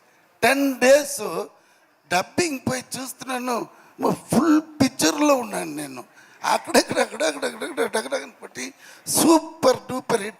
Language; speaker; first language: Telugu; non-native, learner; Tamil